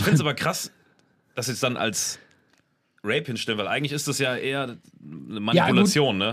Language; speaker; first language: German; native; German